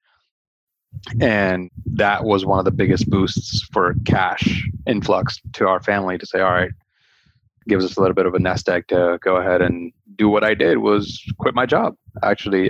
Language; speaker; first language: English; early bilingual, other home language; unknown